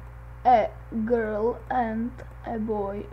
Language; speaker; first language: English; non-native, learner; Czech